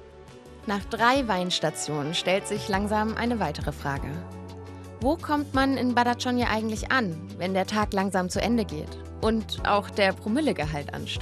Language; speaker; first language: German; native; German